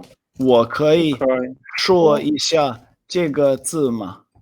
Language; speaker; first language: Chinese; non-native, fluent; Swedish